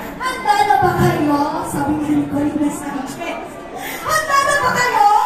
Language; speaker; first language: Filipino; native; Filipino